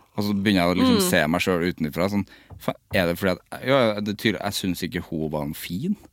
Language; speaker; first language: Norwegian; native; Norwegian